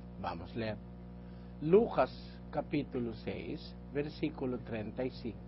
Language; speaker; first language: Portuguese; non-native, learner; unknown